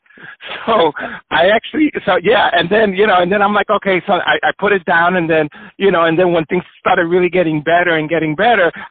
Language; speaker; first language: English; early bilingual, other home language; Spanish